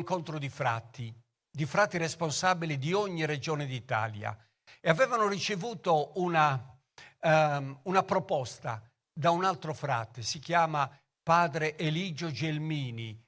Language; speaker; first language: Italian; native; Italian